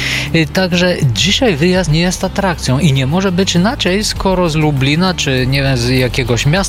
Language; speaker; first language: Polish; non-native, fluent; Bulgarian